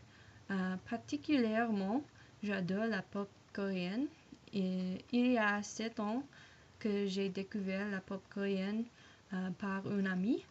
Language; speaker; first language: French; non-native, learner; English